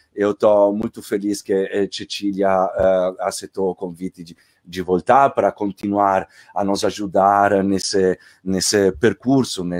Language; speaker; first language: Portuguese; non-native, fluent; Italian